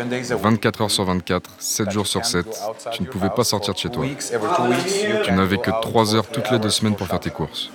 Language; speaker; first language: French; non-native, fluent; Arabic